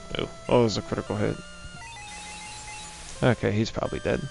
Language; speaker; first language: English; native; English